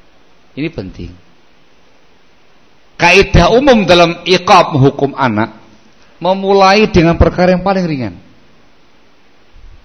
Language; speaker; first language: Indonesian; non-native, local second language; Javanese